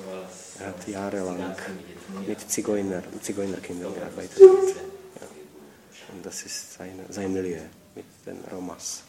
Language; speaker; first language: German; non-native, fluent; Czech